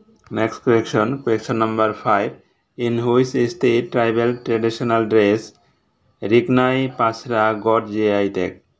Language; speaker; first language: English; non-native, local second language; Bangla